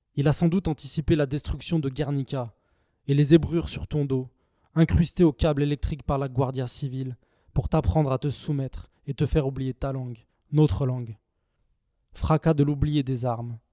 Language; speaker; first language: French; native; French